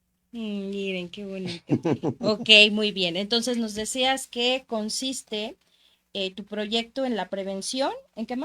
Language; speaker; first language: Spanish; native; Spanish